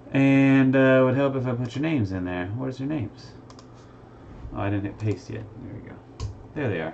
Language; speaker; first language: English; native; English